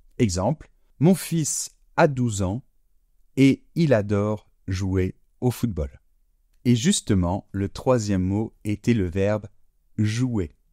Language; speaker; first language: French; native; French